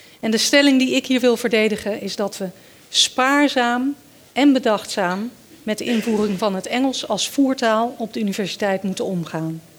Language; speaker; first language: Dutch; early bilingual, other home language; Danish